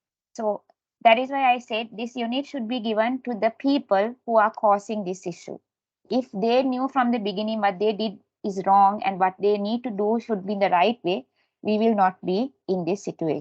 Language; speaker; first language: English; non-native, local second language; Sinhala